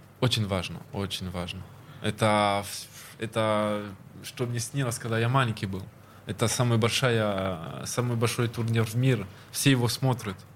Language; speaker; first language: Russian; early bilingual, heritage; Russian